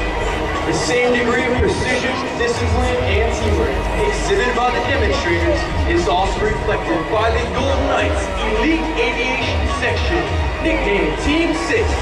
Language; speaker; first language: English; native; English